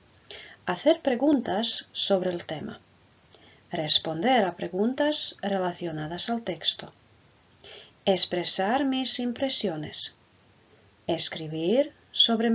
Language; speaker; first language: Spanish; non-native, fluent; Croatian